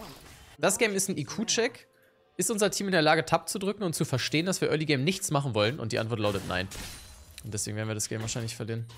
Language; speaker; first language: German; native; German